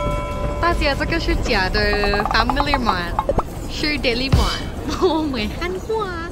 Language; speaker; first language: Chinese; non-native, learner; Thai